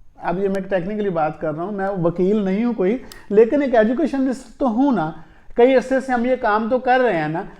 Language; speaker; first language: Urdu; non-native, local second language; Punjabi